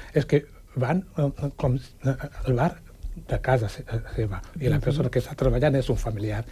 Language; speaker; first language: Catalan; non-native, fluent; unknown